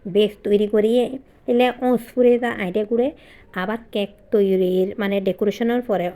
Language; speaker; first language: Bangla; native; Bangla